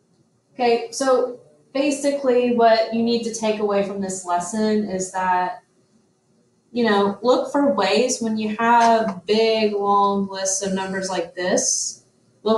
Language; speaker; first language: English; native; English